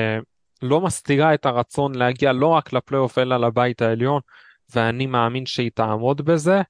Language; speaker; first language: Hebrew; native; Hebrew